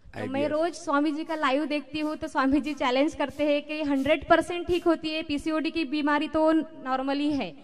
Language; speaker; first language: Hindi; non-native, local second language; Marathi